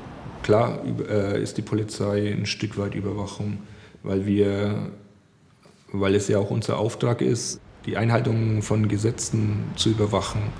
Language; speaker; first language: German; native; German